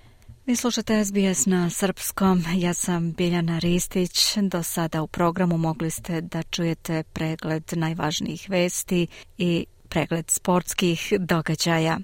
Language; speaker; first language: Croatian; native; Croatian